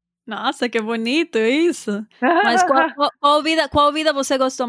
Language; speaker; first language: Portuguese; non-native, fluent; Spanish